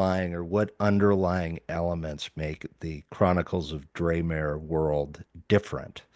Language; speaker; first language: English; native; English